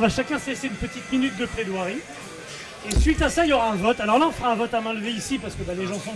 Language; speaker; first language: French; native; French